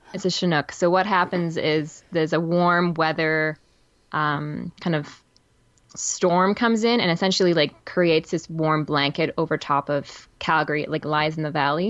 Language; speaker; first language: English; native; English